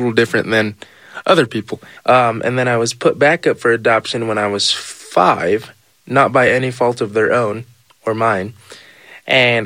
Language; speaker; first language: English; native; English